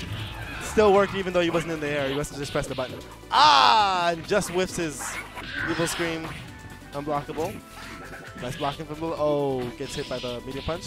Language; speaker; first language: English; native; English